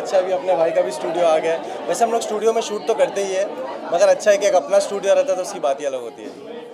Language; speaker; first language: Hindi; native; Hindi